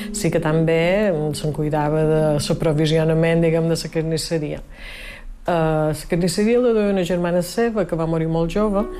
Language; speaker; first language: Catalan; native; Catalan